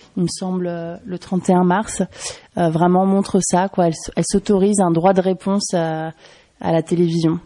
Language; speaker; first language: French; native; French